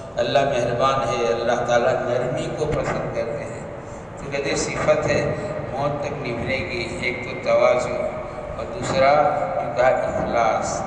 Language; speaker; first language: Urdu; non-native, local second language; Gujarati